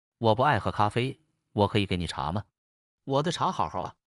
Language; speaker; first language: Chinese; non-native, learner; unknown